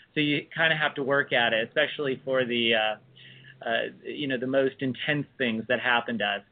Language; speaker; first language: English; native; English